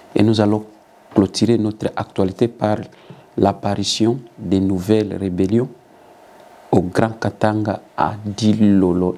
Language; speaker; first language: French; non-native, local second language; Swahili